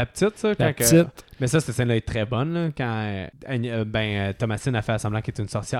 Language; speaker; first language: French; native; French